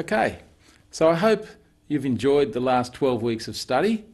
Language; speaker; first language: English; native; English